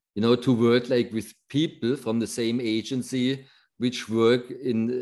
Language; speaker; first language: English; non-native, fluent; German